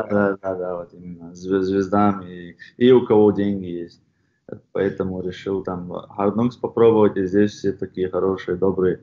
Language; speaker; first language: Russian; non-native, fluent; Chechen